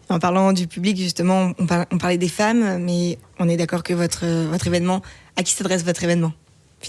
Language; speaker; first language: French; native; French